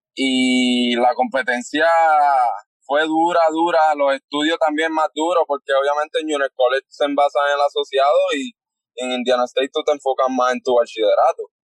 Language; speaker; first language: Spanish; native; Spanish